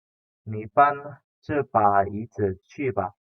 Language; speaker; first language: Chinese; non-native, fluent; Indonesian